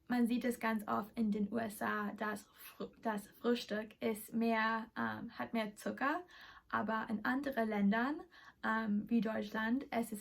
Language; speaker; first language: German; non-native, learner; English